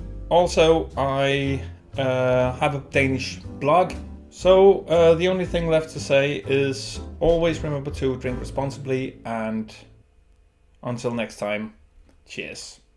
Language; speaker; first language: English; non-native, fluent; Danish